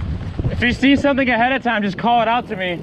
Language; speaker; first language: English; native; English